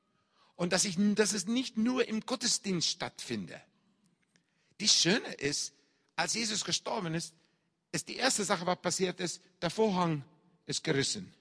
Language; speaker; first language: German; non-native, fluent; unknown